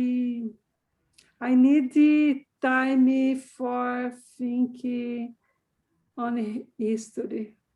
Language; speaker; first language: English; non-native, learner; Portuguese